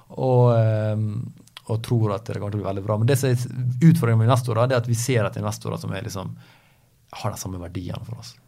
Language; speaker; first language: Norwegian; native; Norwegian